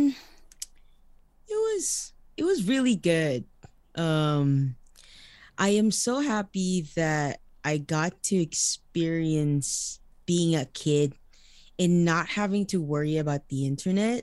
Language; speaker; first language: English; non-native, local second language; Iloko